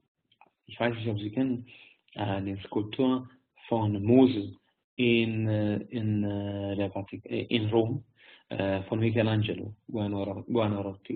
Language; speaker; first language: German; non-native, fluent; Hungarian